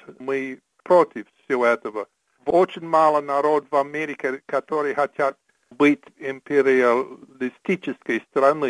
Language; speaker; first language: Russian; non-native, fluent; English